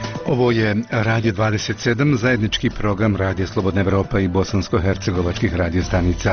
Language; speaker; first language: Croatian; native; Croatian